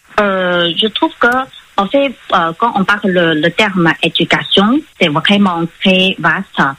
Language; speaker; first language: French; non-native, fluent; Chinese